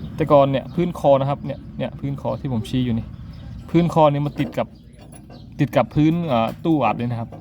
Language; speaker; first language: Thai; native; Thai